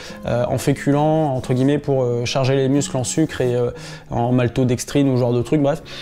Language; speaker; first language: French; native; French